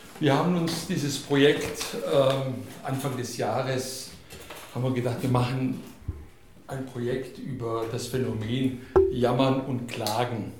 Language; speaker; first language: German; non-native, fluent; Hungarian